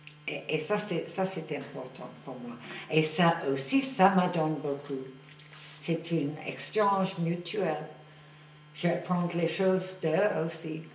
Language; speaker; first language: French; non-native, fluent; English